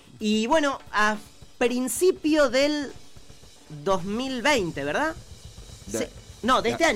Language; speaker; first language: Spanish; native; Spanish